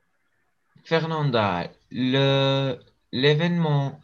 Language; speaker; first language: French; non-native, learner; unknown